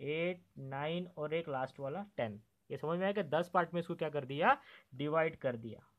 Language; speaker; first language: Hindi; non-native, local second language; Marathi